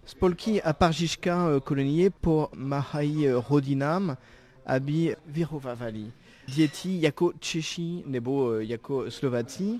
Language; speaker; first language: Czech; non-native, fluent; French